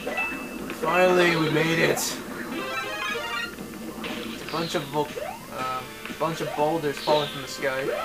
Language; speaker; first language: English; native; English